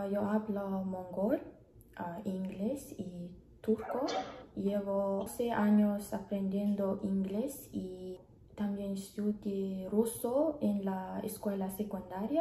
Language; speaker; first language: Spanish; non-native, learner; Mongolian